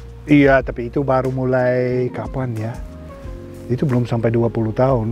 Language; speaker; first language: Indonesian; non-native, fluent; Dutch